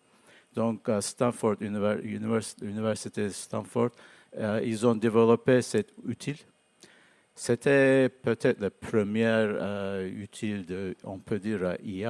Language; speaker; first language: French; non-native, learner; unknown